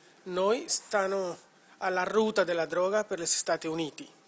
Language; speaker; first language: Italian; non-native, learner; Spanish